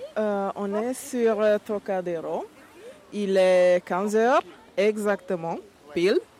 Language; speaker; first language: French; non-native, learner; Hungarian